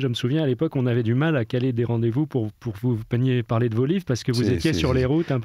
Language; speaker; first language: French; native; French